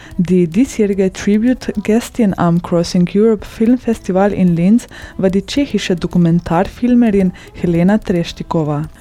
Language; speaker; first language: German; native; German